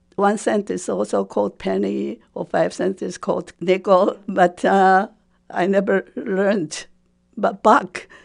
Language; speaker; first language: English; non-native, fluent; Japanese